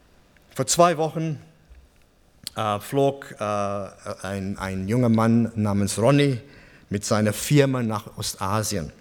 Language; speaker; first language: German; non-native, fluent; English